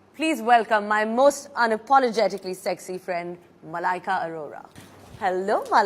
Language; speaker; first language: English; non-native, local second language; Hindi